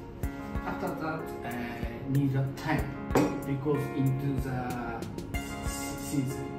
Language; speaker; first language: English; non-native, learner; Japanese